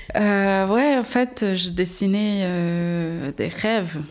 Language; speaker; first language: French; non-native, fluent; Portuguese